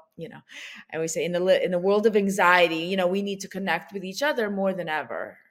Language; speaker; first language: English; early bilingual, other home language; Russian